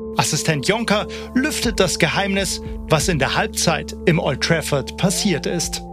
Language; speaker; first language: German; native; German